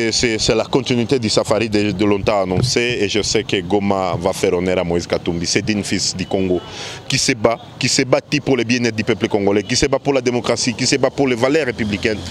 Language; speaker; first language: French; non-native, local second language; Swahili